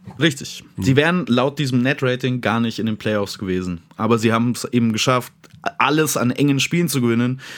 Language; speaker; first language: German; native; German